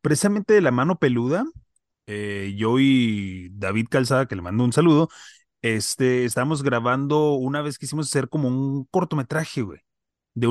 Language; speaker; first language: Spanish; native; Spanish